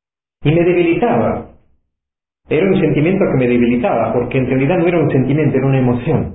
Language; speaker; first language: Spanish; native; Spanish